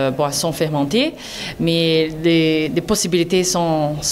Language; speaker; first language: French; non-native, fluent; Portuguese